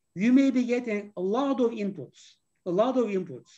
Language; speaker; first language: English; non-native, fluent; Turkish